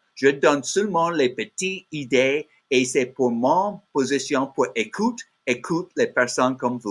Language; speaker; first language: French; non-native, learner; English